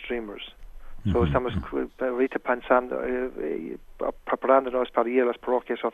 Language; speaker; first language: Spanish; non-native, fluent; English